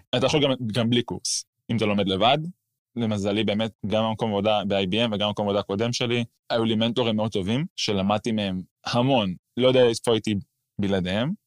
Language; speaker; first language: Hebrew; native; Hebrew